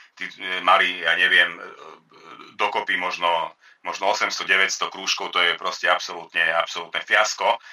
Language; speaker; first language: Slovak; non-native, local second language; Hungarian